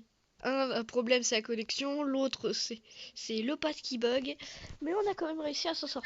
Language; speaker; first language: French; native; French